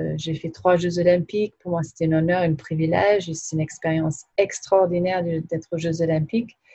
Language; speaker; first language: French; early bilingual, heritage; French